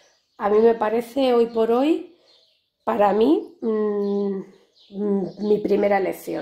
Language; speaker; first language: Spanish; native; Spanish